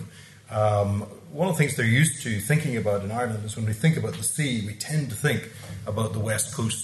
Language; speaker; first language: English; native; English